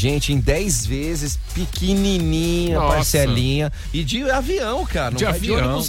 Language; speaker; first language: Portuguese; native; Portuguese